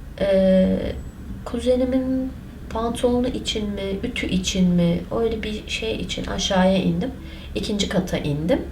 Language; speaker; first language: Turkish; non-native, local second language; Kurdish